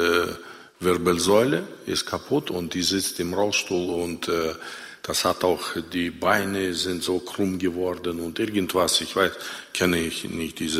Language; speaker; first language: German; non-native, fluent; Russian